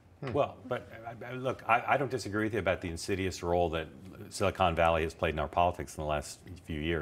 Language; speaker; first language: English; native; English